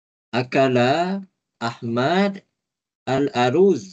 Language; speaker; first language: Arabic; non-native, learner; Malay